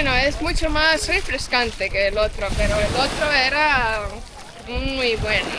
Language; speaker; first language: Spanish; non-native, fluent; Estonian